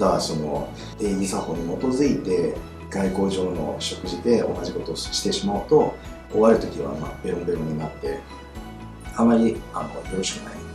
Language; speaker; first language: Japanese; non-native, fluent; Chinese